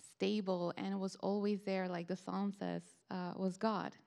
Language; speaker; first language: English; non-native, fluent; Spanish